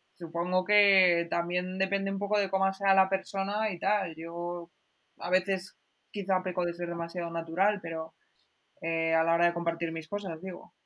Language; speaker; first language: Spanish; native; Spanish